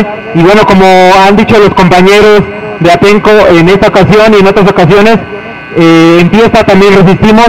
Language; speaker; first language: Spanish; native; Spanish